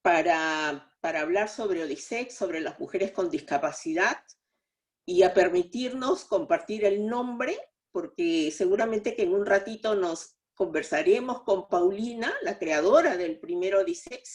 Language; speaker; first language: Spanish; native; Spanish